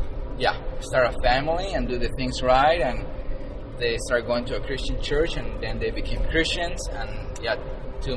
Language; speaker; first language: English; non-native, fluent; Spanish